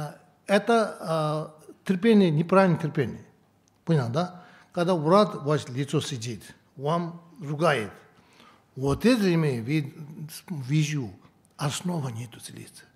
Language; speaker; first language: Russian; non-native, learner; Tibetan